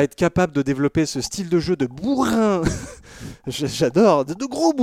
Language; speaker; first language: French; native; French